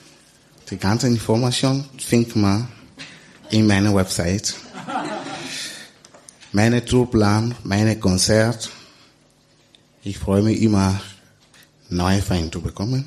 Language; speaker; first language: German; non-native, learner; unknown